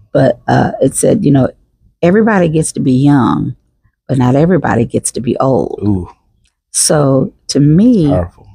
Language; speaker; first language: English; native; English